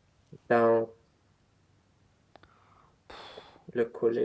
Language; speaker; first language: French; non-native, learner; Romanian